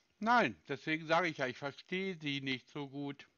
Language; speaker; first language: German; native; German